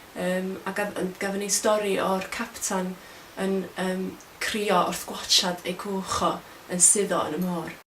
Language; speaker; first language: Welsh; non-native, fluent; Polish